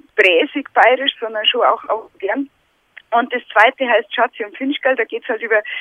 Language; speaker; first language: German; native; German